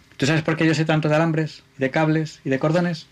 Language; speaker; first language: Spanish; native; Spanish